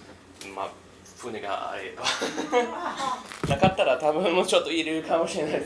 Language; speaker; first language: Japanese; non-native, fluent; German